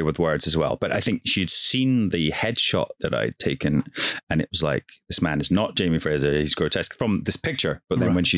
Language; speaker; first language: English; native; English